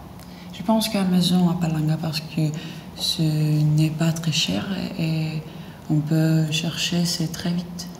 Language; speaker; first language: French; non-native, learner; Lithuanian